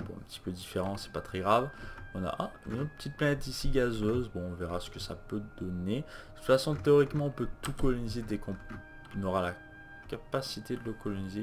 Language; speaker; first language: French; native; French